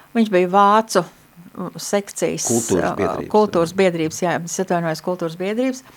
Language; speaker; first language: Latvian; native; Latvian